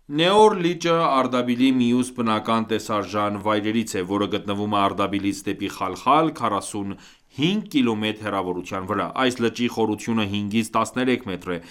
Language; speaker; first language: Armenian; early bilingual, heritage; Armenian